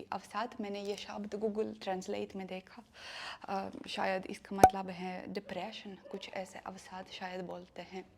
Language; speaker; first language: Hindi; non-native, learner; Russian